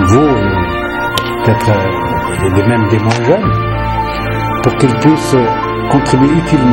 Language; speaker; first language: French; non-native, local second language; Arabic